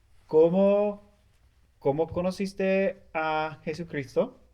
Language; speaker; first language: Spanish; non-native, fluent; English